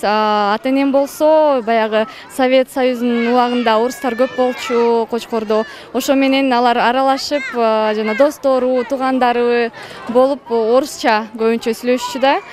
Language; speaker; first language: Kyrgyz; non-native, local second language; Russian